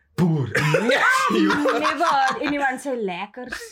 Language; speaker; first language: English; native; English